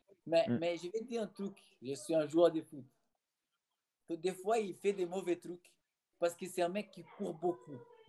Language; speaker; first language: French; non-native, fluent; Portuguese